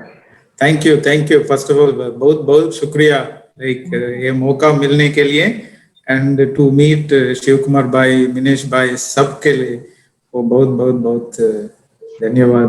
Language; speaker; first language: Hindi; non-native, local second language; Tamil